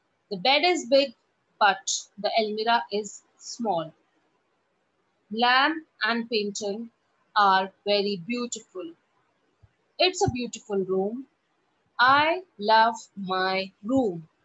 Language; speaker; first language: English; non-native, local second language; Hindi